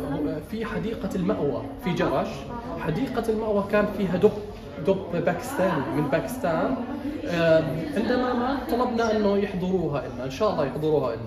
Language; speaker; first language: Arabic; native; Arabic